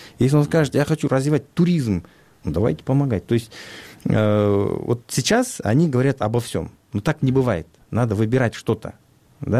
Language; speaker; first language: Russian; non-native, local second language; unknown